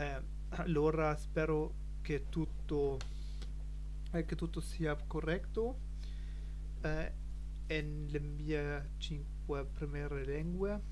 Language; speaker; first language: Italian; non-native, learner; German